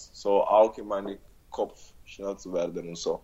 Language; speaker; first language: German; non-native, learner; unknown